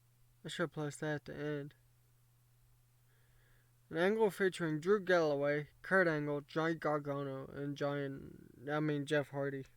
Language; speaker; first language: English; native; English